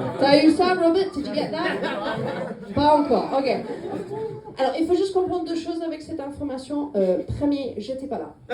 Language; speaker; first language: French; non-native, fluent; English